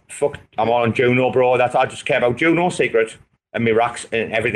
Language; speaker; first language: English; native; English